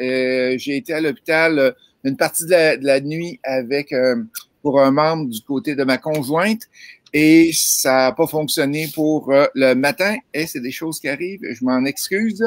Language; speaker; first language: French; native; French